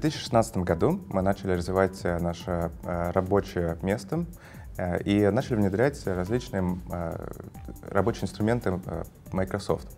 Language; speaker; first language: Russian; native; Russian